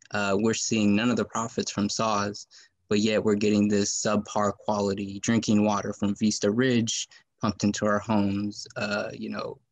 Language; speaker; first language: English; native; English